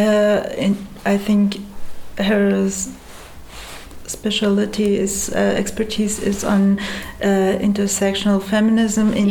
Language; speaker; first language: English; non-native, fluent; Persian